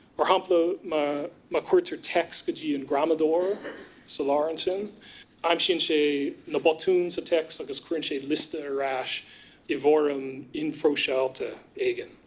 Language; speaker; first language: Irish; non-native, fluent; English